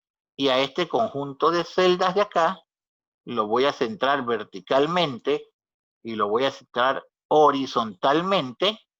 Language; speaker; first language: Spanish; native; Spanish